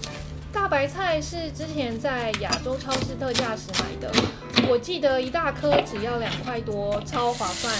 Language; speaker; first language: Chinese; native; Chinese